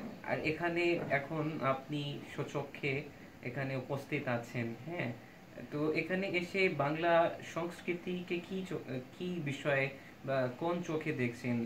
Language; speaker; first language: Bangla; non-native, fluent; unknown